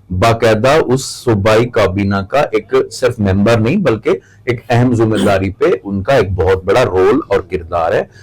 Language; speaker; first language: Urdu; non-native, local second language; Saraiki